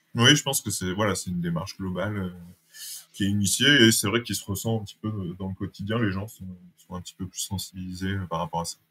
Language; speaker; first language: French; native; French